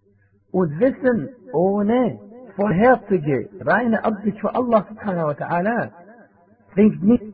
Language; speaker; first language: German; non-native, fluent; Arabic